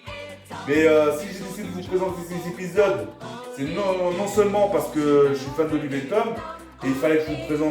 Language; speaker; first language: French; native; French